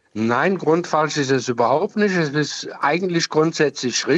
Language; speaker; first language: German; native; German